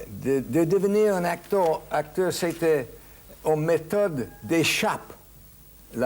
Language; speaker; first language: French; non-native, fluent; English